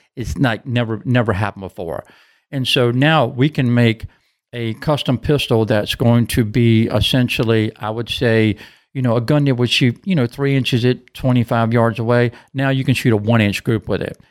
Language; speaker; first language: English; native; English